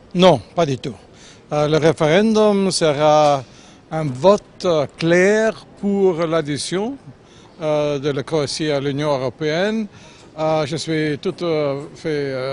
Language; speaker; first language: French; non-native, fluent; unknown